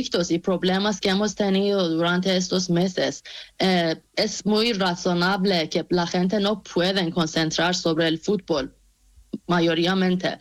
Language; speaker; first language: Spanish; non-native, learner; Persian